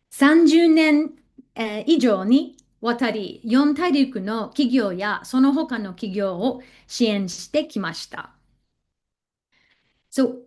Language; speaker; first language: Japanese; non-native, fluent; English